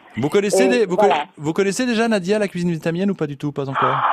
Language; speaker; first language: French; native; French